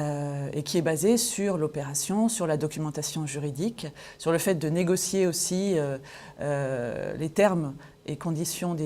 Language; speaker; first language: French; native; French